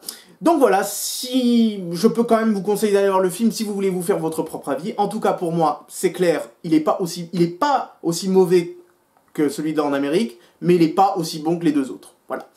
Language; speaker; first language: French; native; French